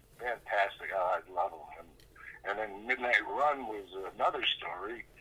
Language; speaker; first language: English; native; English